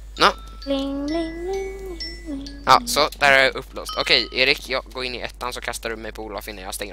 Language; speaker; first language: Swedish; native; Swedish